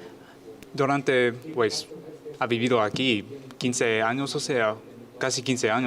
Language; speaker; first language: Spanish; non-native, learner; English